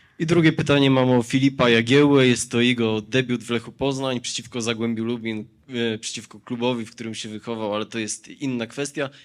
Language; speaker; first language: Polish; native; Polish